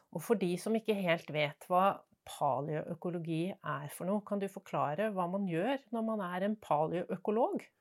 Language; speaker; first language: Norwegian; native; Norwegian